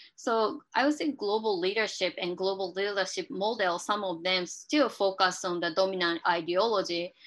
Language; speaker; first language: English; non-native, fluent; Japanese